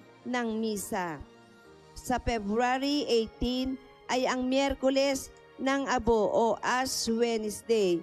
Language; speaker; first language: Filipino; native; Filipino